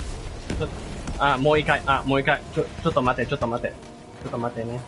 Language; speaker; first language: Japanese; non-native, learner; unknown